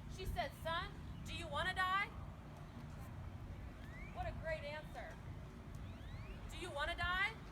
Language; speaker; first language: English; native; English